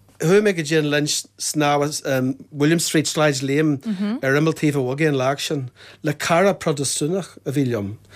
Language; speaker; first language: Irish; non-native, local second language; English